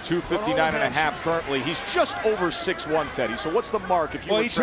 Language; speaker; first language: English; native; English